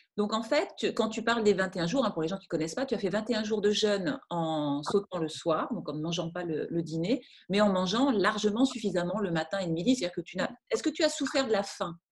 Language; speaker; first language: French; native; French